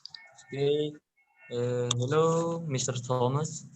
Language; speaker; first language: English; non-native, learner; Indonesian